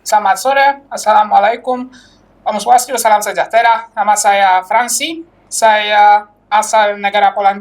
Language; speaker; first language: Indonesian; non-native, fluent; Polish